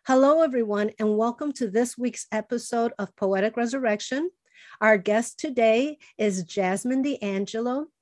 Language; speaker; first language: English; early bilingual, other home language; Spanish